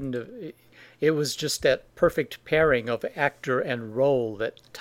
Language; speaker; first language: English; native; English